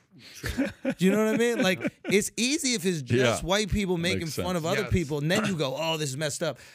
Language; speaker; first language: English; native; English